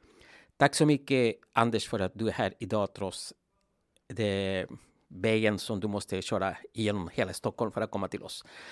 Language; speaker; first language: Swedish; non-native, fluent; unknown